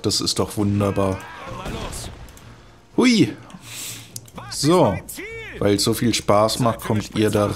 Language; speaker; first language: German; native; German